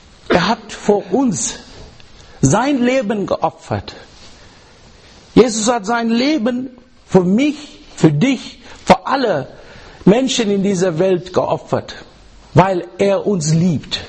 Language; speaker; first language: German; non-native, learner; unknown